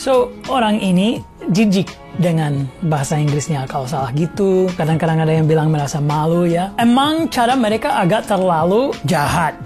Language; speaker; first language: Indonesian; non-native, fluent; English